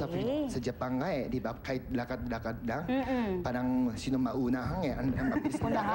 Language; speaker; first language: Filipino; non-native, learner; Japanese